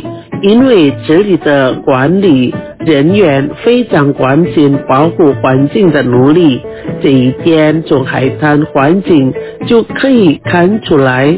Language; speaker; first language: Chinese; early bilingual, heritage; Chinese